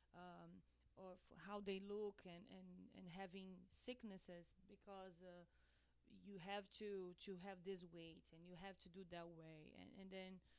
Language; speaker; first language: English; non-native, learner; Portuguese